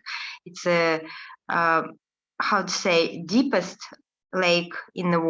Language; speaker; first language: English; non-native, learner; Russian